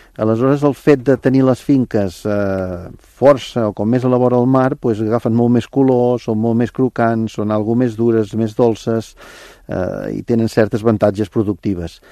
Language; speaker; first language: Catalan; native; Catalan